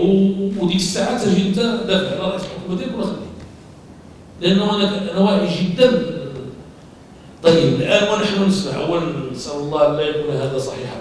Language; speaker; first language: Arabic; native; Arabic